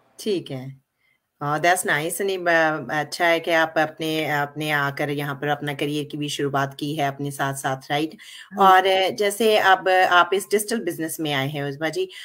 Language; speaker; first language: Hindi; non-native, local second language; Punjabi